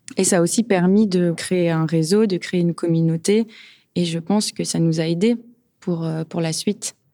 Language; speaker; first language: French; native; French